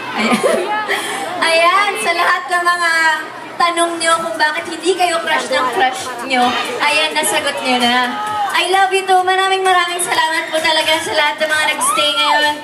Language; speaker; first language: Filipino; non-native, local second language; Cebuano